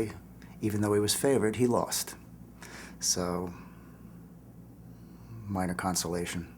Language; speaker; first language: English; native; English